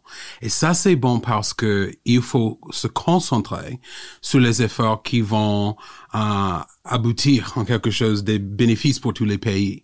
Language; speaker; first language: French; non-native, fluent; English